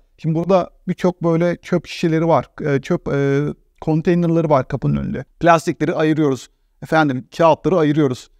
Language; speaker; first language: Turkish; native; Turkish